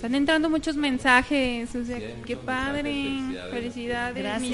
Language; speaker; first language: Spanish; native; Spanish